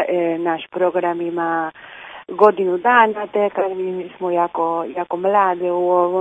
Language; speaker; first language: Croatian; early bilingual, heritage; Croatian